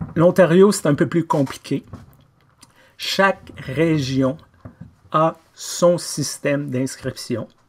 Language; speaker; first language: French; native; French